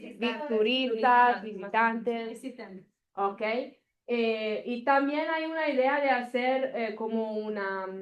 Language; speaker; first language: Spanish; non-native, learner; Italian